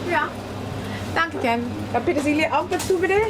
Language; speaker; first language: German; non-native, fluent; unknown